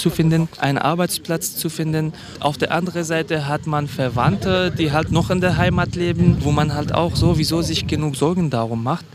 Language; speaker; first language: German; non-native, fluent; Kurdish